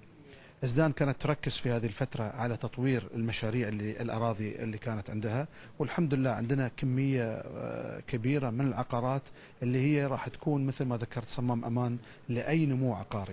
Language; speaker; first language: Arabic; native; Arabic